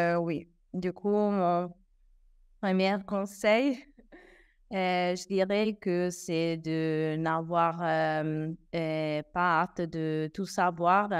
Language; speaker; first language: French; non-native, fluent; Italian